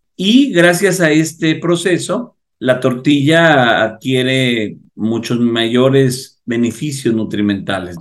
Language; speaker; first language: Spanish; native; Spanish